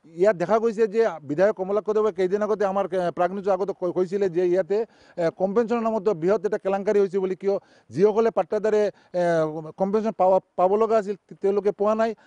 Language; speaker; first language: Assamese; non-native, local second language; Bangla